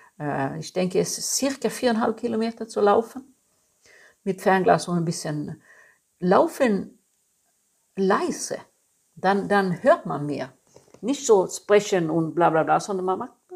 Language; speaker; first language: German; non-native, fluent; Swedish